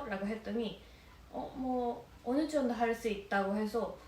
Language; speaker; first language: Korean; non-native, fluent; Japanese